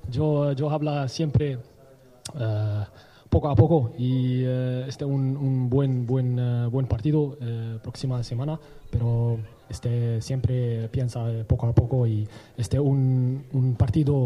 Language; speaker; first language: Spanish; non-native, learner; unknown